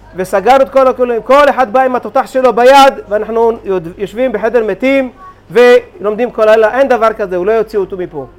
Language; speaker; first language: Hebrew; native; Hebrew